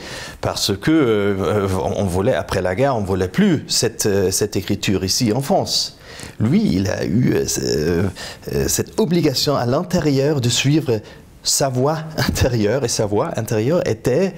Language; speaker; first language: French; non-native, fluent; German